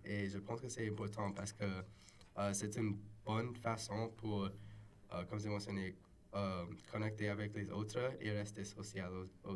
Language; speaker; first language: French; non-native, local second language; English